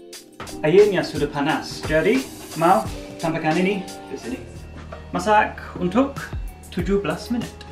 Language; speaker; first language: Indonesian; non-native, fluent; English